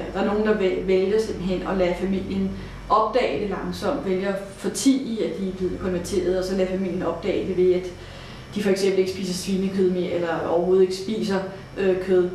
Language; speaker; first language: Danish; native; Danish